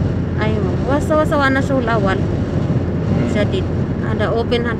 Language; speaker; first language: Arabic; non-native, learner; Filipino